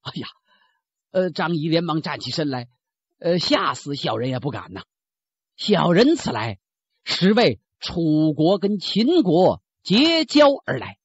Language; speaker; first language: Chinese; native; Chinese